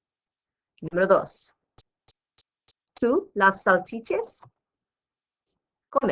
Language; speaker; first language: Spanish; non-native, fluent; English